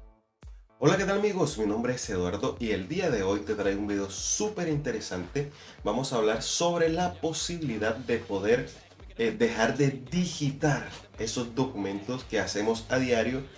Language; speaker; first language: Spanish; native; Spanish